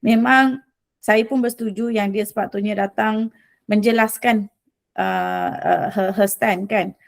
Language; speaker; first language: Malay; early bilingual, other home language; Rohingya